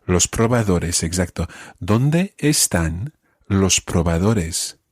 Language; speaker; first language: Spanish; non-native, fluent; English